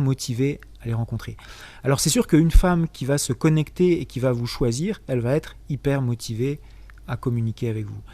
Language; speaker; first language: French; native; French